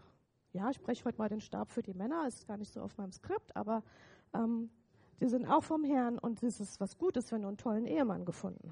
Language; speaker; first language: German; native; German